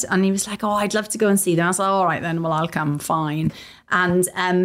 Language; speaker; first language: English; native; English